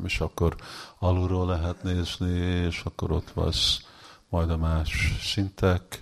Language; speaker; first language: Hungarian; early bilingual, heritage; Hungarian